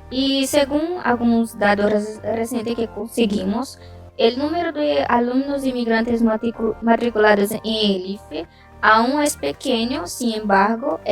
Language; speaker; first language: Spanish; non-native, learner; Portuguese